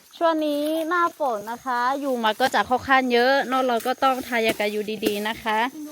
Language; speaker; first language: Thai; non-native, local second language; Lahu